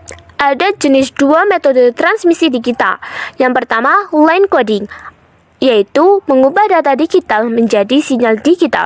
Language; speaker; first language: Indonesian; native; Indonesian